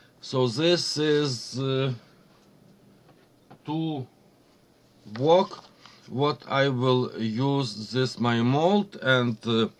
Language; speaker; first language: English; non-native, learner; Ukrainian